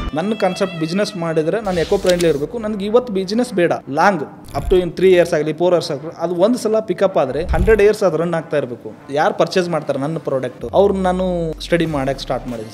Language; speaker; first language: Kannada; native; Kannada